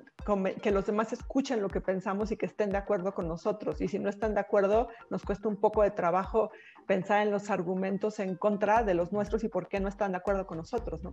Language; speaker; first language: Spanish; native; Spanish